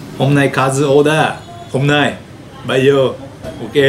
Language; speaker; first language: Vietnamese; non-native, learner; Japanese